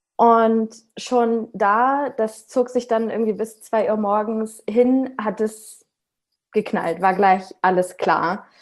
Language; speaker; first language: German; native; German